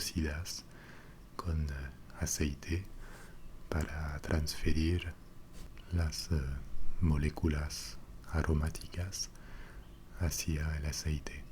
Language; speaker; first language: Spanish; non-native, fluent; French